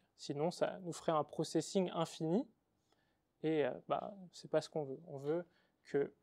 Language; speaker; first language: French; native; French